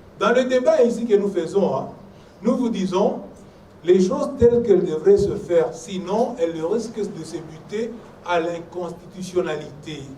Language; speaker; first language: French; non-native, local second language; Swahili